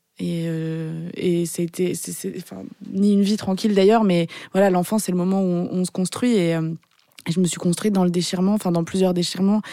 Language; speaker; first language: French; early bilingual, other home language; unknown